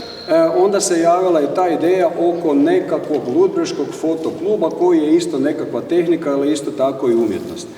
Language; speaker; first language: Croatian; native; Croatian